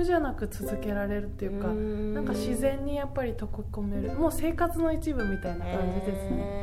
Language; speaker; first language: Japanese; early bilingual, heritage; Japanese